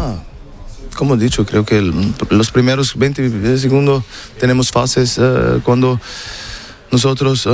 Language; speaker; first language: Spanish; non-native, learner; German